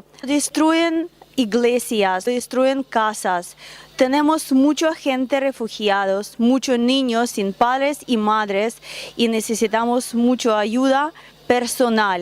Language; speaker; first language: Spanish; non-native, learner; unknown